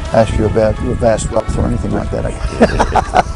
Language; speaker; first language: English; native; English